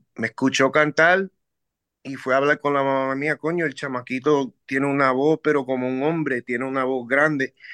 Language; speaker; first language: Spanish; early bilingual, heritage; Spanish